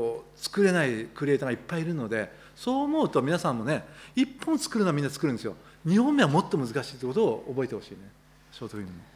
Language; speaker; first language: Japanese; native; Japanese